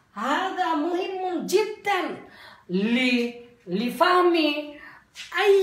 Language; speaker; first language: Arabic; non-native, fluent; Bangla